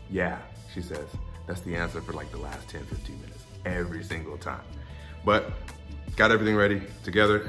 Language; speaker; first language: English; native; English